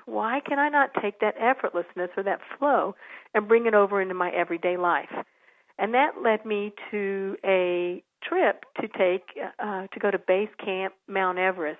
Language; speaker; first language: English; native; English